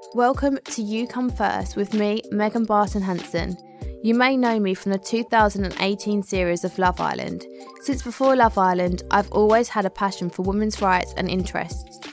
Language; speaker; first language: English; native; English